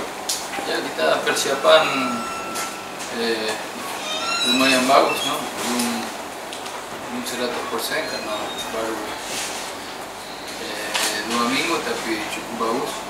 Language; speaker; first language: Indonesian; non-native, fluent; Spanish